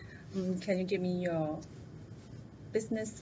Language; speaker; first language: English; non-native, learner; Chinese